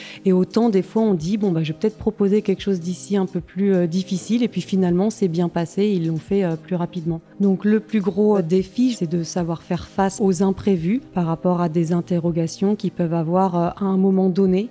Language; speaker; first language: French; native; French